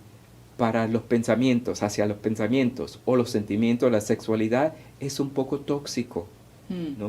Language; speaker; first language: Spanish; early bilingual, heritage; Spanish